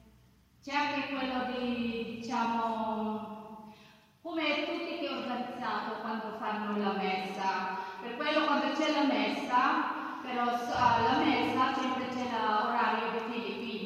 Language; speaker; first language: Italian; non-native, learner; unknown